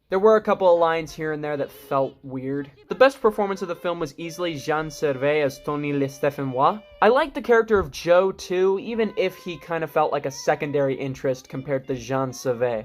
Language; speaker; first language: English; native; English